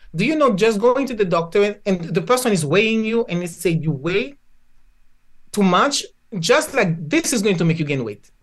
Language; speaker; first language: English; non-native, fluent; Haitian Creole